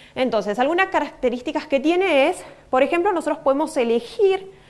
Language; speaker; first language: Spanish; native; Spanish